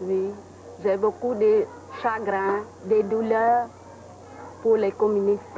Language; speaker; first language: French; non-native, learner; Khmer